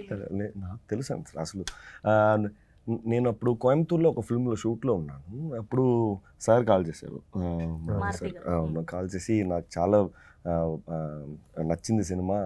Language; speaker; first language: Telugu; non-native, fluent; Tamil